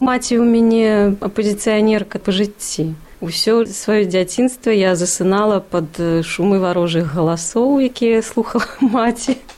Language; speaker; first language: Belarusian; non-native, local second language; Russian